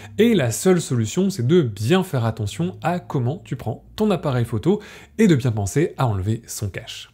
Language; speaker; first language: French; native; French